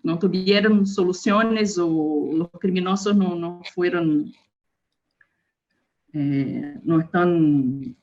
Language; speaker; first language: Spanish; non-native, learner; Portuguese